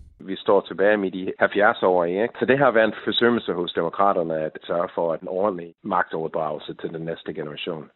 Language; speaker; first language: Danish; non-native, fluent; English